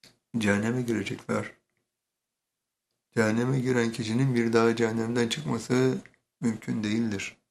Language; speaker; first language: Turkish; native; Turkish